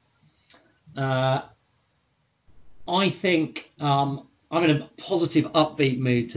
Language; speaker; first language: English; native; English